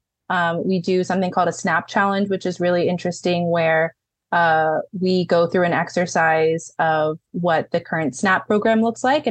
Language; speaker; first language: English; native; English